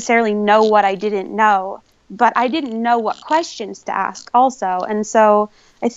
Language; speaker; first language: English; native; English